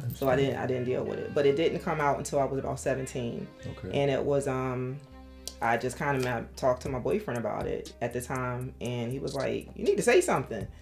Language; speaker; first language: English; native; English